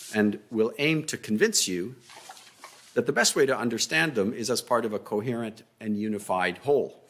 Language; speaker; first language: English; native; English